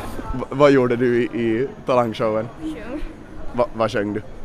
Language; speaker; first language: Swedish; native; Swedish